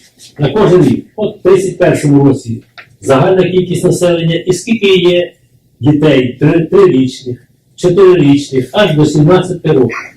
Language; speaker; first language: Ukrainian; native; Ukrainian